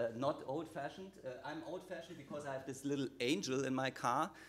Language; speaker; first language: English; non-native, fluent; German